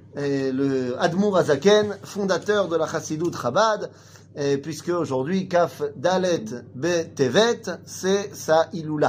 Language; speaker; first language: French; native; French